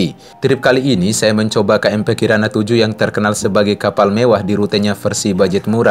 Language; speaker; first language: Indonesian; native; Indonesian